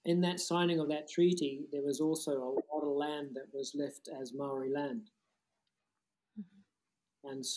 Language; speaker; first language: English; native; English